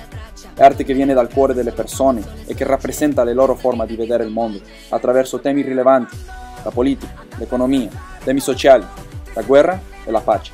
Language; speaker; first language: Italian; non-native, learner; Spanish